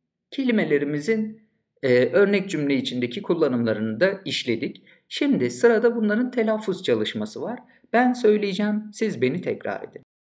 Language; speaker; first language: Turkish; native; Turkish